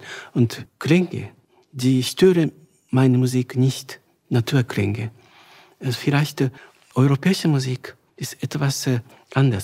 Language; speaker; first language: German; non-native, fluent; Japanese